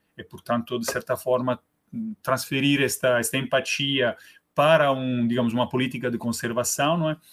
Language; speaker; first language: Portuguese; non-native, fluent; Italian